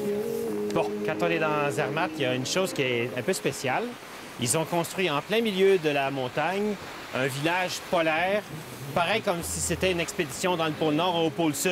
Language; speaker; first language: French; native; French